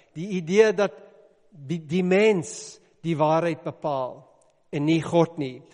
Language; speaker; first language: Afrikaans; non-native, local second language; English